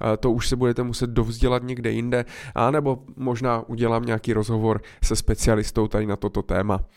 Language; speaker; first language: Czech; native; Czech